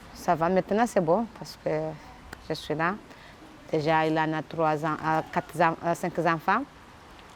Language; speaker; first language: French; non-native, learner; Comorian